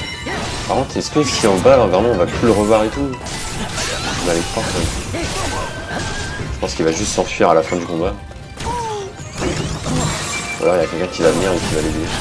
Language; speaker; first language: French; native; French